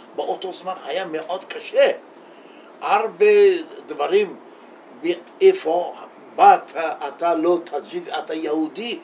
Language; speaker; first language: Hebrew; non-native, learner; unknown